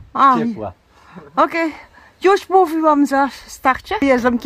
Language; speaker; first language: Polish; non-native, learner; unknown